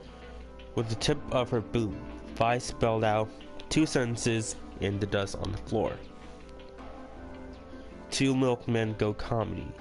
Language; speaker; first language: English; native; English